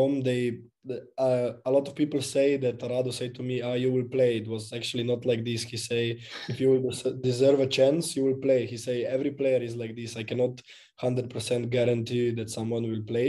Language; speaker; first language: English; non-native, fluent; Slovenian